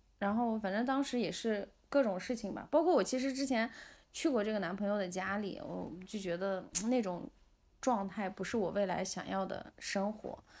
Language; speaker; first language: Chinese; non-native, local second language; Uyghur